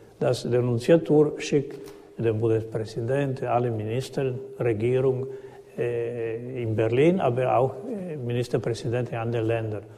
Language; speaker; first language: German; non-native, learner; Croatian